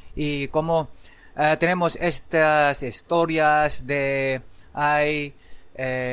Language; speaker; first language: Spanish; non-native, learner; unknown